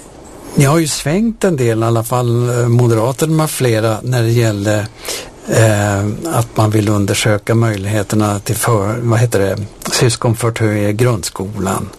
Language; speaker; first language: Swedish; native; Swedish